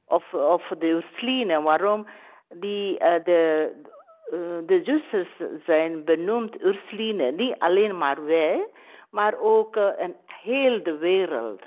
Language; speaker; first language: Dutch; non-native, learner; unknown